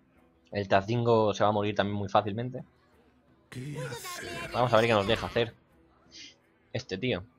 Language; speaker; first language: Spanish; native; Spanish